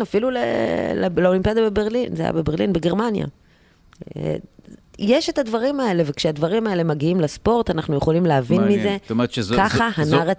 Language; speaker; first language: Hebrew; native; Hebrew